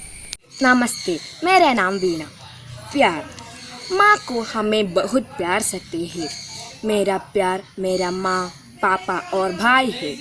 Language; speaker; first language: Hindi; non-native, local second language; Malayalam